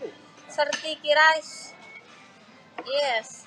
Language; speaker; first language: English; non-native, learner; Indonesian